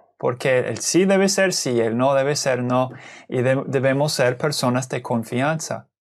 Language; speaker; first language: Spanish; non-native, fluent; English